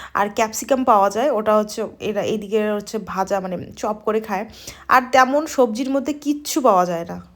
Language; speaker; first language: Bangla; non-native, local second language; Rangpuri